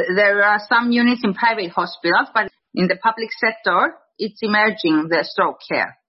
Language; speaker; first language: English; non-native, fluent; Greek